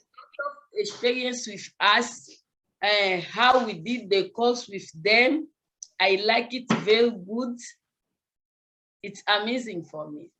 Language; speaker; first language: English; non-native, learner; Kongo